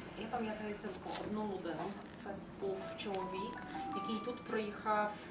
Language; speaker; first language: Ukrainian; non-native, fluent; Polish